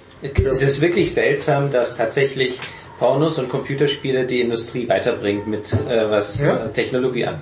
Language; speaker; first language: German; native; German